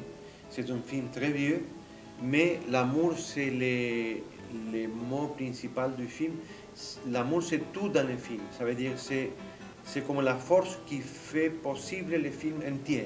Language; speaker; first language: French; non-native, fluent; Spanish